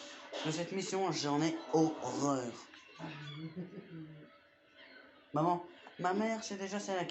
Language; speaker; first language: French; native; French